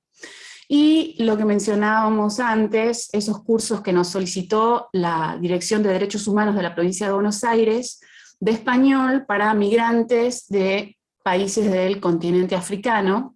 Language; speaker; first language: Spanish; native; Spanish